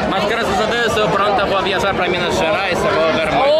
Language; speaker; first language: Portuguese; non-native, learner; Russian